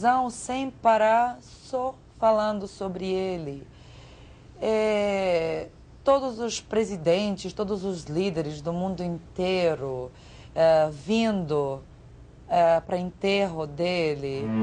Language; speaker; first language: Portuguese; non-native, fluent; Serbian